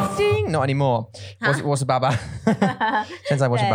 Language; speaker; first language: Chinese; non-native, learner; English